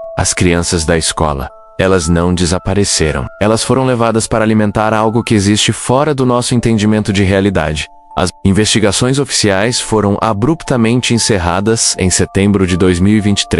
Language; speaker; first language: Portuguese; native; Portuguese